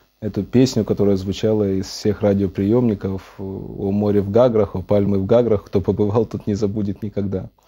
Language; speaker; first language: Russian; native; Russian